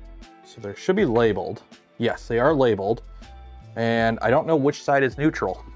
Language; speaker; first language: English; native; English